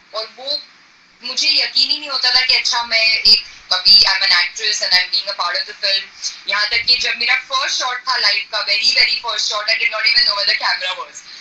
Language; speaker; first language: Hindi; native; Hindi